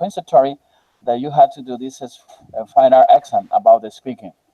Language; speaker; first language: English; non-native, learner; Spanish